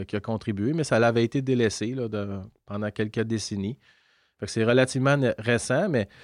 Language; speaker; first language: French; native; French